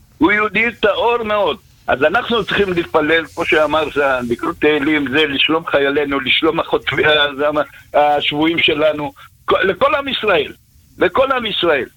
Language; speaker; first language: Hebrew; native; Hebrew